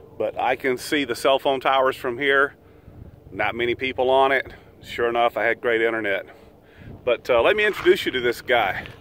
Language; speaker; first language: English; native; English